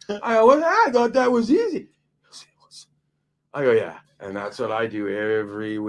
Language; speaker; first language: English; native; English